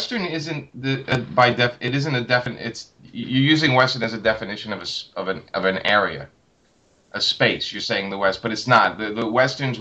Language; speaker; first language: English; native; English